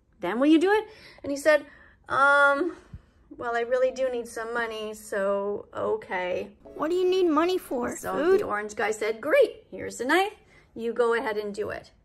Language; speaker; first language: English; native; English